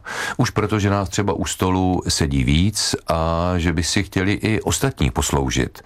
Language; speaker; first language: Czech; native; Czech